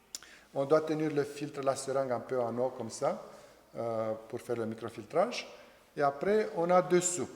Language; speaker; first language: French; non-native, fluent; Romanian